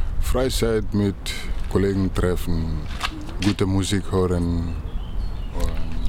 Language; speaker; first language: German; non-native, learner; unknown